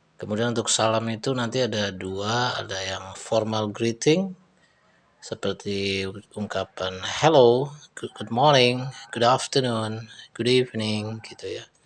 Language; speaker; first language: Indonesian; native; Indonesian